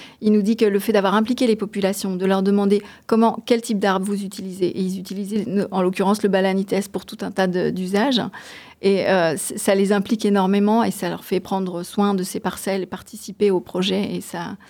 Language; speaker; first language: French; native; French